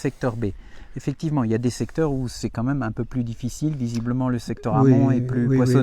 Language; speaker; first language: French; native; French